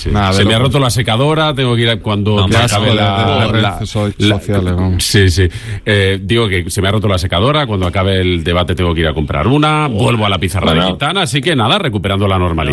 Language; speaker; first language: Spanish; native; Spanish